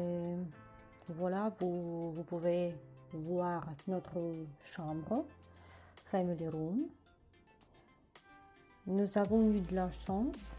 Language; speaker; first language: French; non-native, learner; Russian